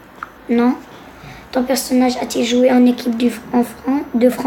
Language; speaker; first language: French; non-native, local second language; Arabic